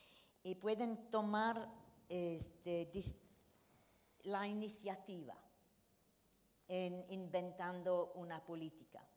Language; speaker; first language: Spanish; non-native, fluent; English